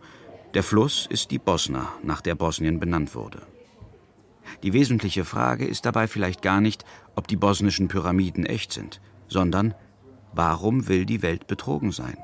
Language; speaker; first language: German; early bilingual, other home language; Bosnian